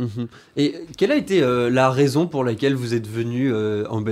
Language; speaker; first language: French; native; French